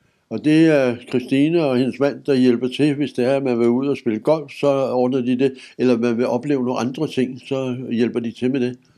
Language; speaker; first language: Danish; native; Danish